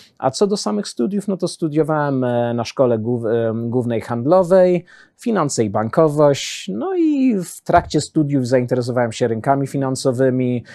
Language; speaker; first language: Polish; early bilingual, heritage; Polish